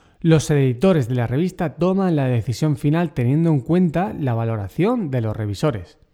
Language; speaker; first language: Spanish; native; Spanish